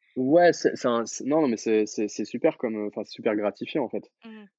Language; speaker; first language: French; native; French